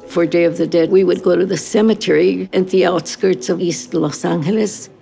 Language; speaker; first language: English; native; English